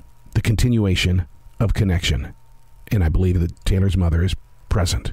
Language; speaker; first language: English; native; English